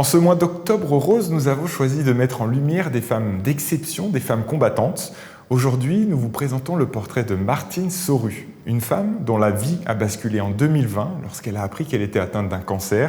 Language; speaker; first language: French; native; French